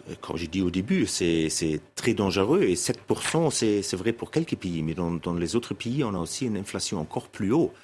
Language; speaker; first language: French; non-native, fluent; German